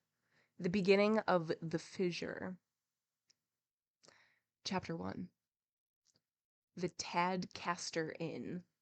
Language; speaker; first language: English; native; English